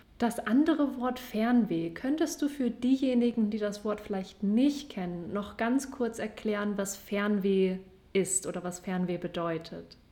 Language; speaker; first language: German; native; German